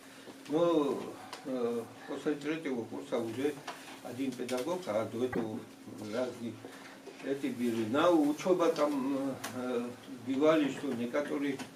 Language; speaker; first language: Russian; non-native, fluent; Georgian